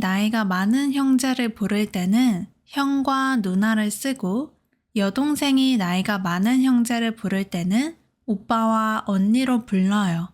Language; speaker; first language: Korean; native; Korean